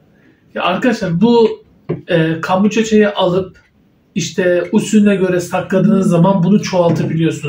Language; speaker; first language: Turkish; native; Turkish